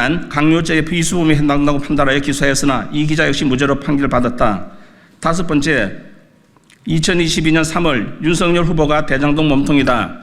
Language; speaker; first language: Korean; native; Korean